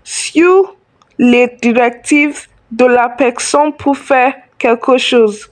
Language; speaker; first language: French; non-native, learner; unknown